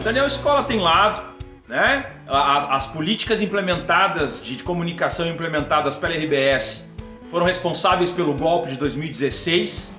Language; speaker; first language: Portuguese; native; Portuguese